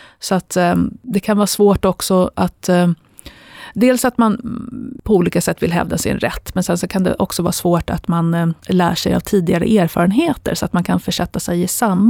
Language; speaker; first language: Swedish; native; Swedish